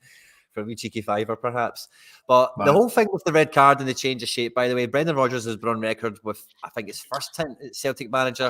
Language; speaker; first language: English; native; English